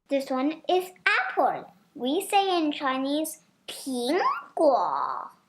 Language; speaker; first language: English; non-native, fluent; Chinese